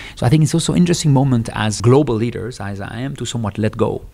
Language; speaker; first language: English; non-native, fluent; French